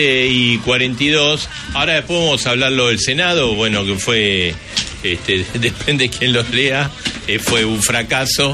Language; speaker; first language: Spanish; native; Spanish